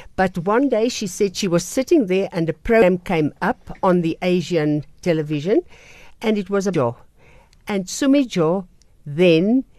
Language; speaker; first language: English; non-native, local second language; Afrikaans